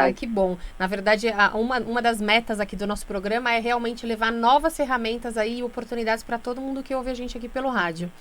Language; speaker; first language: Portuguese; native; Portuguese